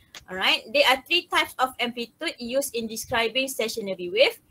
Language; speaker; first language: English; non-native, local second language; Malay